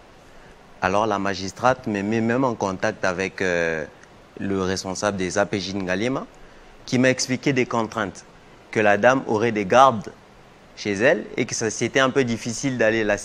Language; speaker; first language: French; non-native, local second language; Lingala